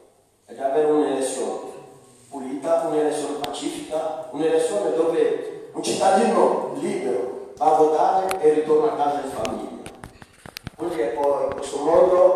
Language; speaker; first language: Italian; non-native, fluent; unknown